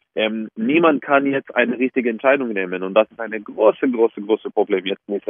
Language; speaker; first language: German; non-native, fluent; Hebrew